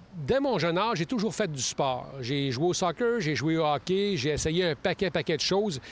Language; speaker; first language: French; native; French